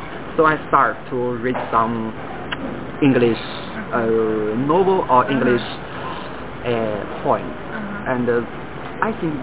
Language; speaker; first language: English; non-native, fluent; Chinese